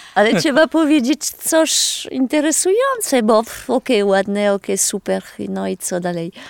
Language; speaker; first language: Polish; non-native, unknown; French